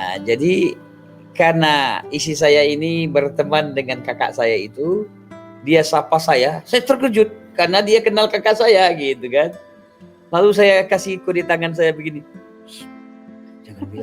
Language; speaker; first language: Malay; non-native, local second language; Achinese